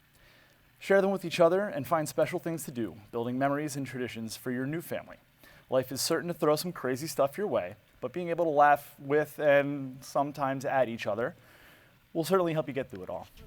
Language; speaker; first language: English; native; English